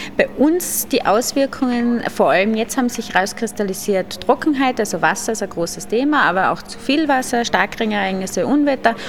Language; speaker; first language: German; native; German